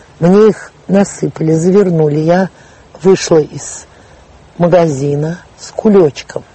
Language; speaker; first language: Russian; native; Russian